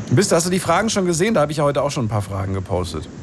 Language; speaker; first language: German; native; German